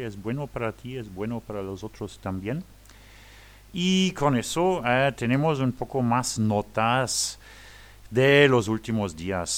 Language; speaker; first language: Spanish; non-native, learner; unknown